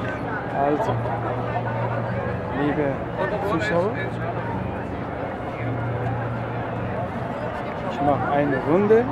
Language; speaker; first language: German; non-native, learner; Turkish